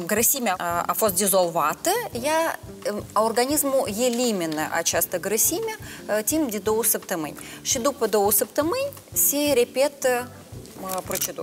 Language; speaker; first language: Romanian; non-native, local second language; Russian